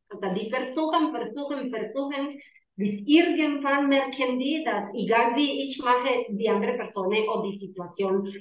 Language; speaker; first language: German; non-native, learner; Spanish